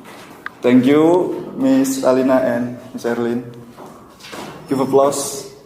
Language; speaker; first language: English; non-native, learner; Indonesian